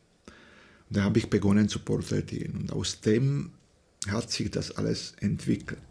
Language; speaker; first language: German; non-native, fluent; Slovak